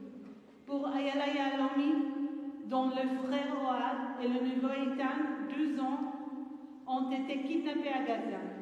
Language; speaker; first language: French; non-native, fluent; Hebrew